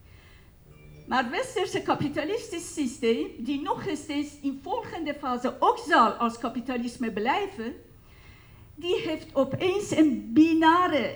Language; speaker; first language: Dutch; non-native, fluent; Persian